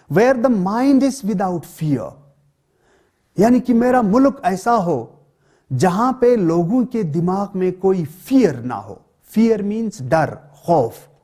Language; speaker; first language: Hindi; non-native, local second language; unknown